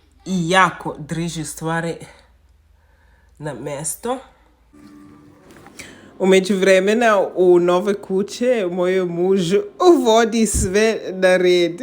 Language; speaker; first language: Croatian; non-native, learner; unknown